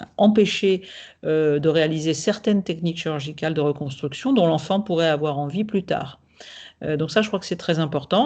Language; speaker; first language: French; native; French